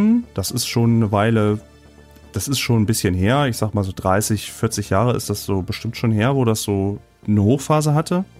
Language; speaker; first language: German; native; German